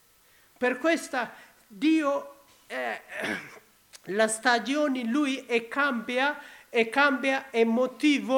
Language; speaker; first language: Italian; non-native, learner; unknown